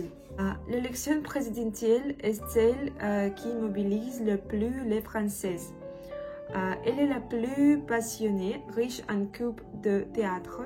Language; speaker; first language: French; non-native, learner; Russian